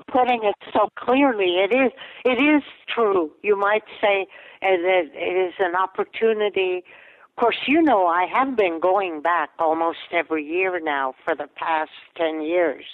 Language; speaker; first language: English; non-native, fluent; Latvian